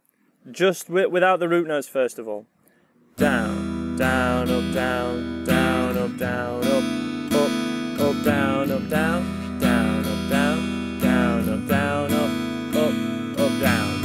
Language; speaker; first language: English; native; English